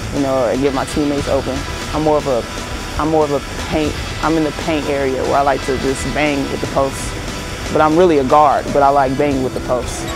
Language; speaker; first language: English; native; English